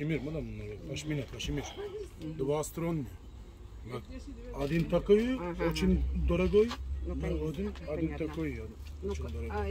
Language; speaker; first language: Russian; non-native, learner; Turkish